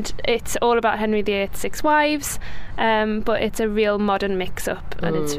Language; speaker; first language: English; native; English